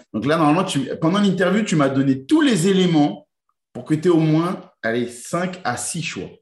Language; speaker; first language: French; native; French